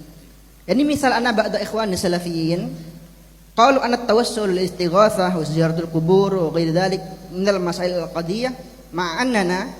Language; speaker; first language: Arabic; non-native, fluent; Indonesian